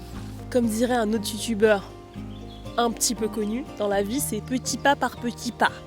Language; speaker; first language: French; native; French